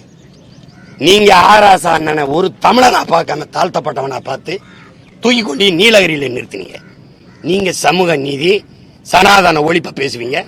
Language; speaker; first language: Tamil; native; Tamil